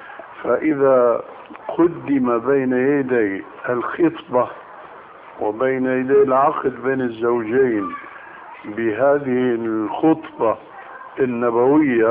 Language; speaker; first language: Arabic; early bilingual, other home language; Albanian